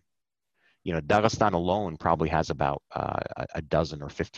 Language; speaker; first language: English; native; English